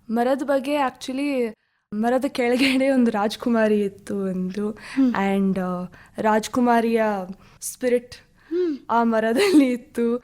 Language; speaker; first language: Kannada; non-native, local second language; Kodava